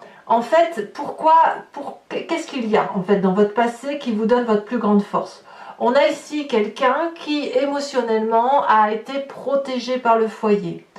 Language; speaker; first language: French; native; French